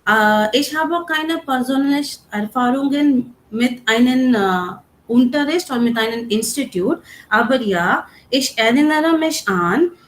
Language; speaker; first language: German; non-native, learner; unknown